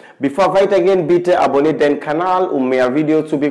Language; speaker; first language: German; non-native, learner; Swahili